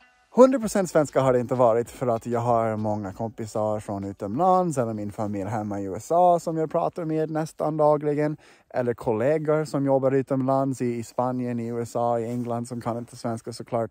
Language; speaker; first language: Swedish; non-native, fluent; English